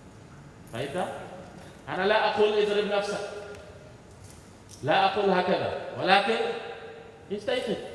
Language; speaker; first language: Arabic; non-native, fluent; Indonesian